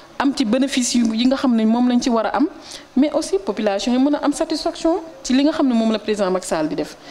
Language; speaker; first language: Wolof; non-native, local second language; Serer